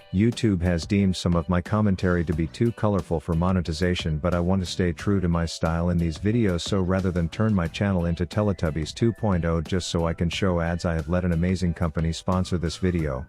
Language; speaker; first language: English; native; English